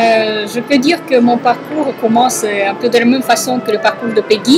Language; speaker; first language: French; non-native, fluent; Russian